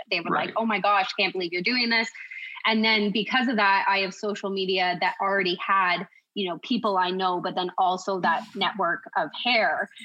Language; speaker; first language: English; native; English